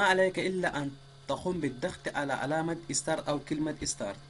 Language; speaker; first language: Arabic; native; Arabic